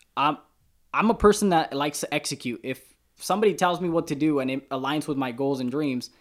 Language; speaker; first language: English; native; English